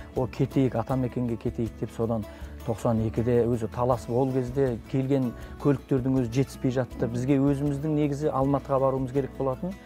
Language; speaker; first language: Kazakh; early bilingual, heritage; Kazakh